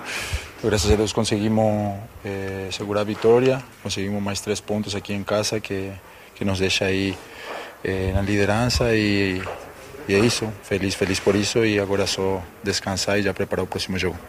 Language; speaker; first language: Portuguese; non-native, fluent; Spanish